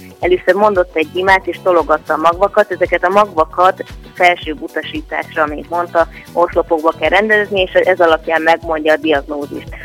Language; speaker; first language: Hungarian; native; Hungarian